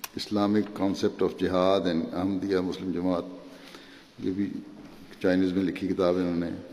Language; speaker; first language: Urdu; native; Urdu